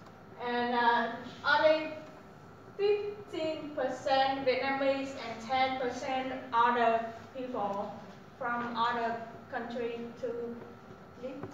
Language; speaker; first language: English; non-native, learner; Vietnamese